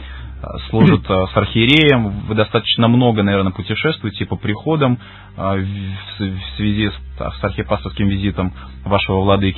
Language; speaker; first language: Russian; native; Russian